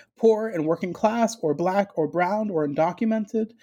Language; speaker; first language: English; early bilingual, other home language; Spanish